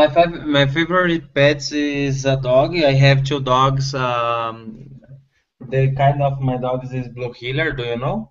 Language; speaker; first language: English; non-native, learner; Spanish